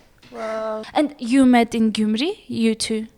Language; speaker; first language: English; non-native, fluent; Armenian